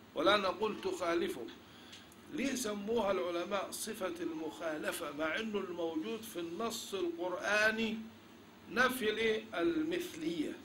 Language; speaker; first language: Arabic; native; Arabic